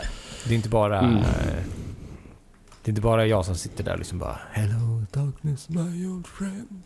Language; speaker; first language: Swedish; native; Swedish